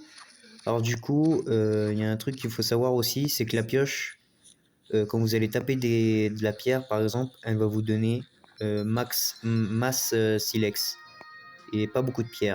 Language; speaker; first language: French; native; French